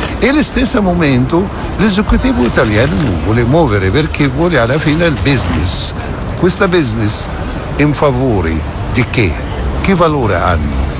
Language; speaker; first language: Italian; non-native, fluent; Arabic